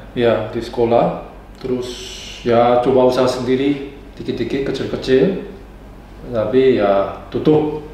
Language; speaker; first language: Indonesian; non-native, fluent; Korean